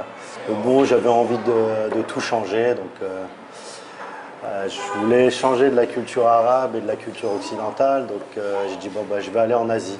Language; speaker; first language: French; early bilingual, other home language; Arabic